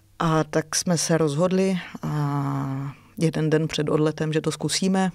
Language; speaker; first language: Czech; native; Czech